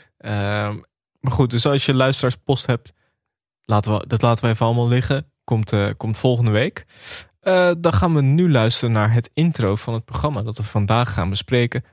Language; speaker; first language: Dutch; native; Dutch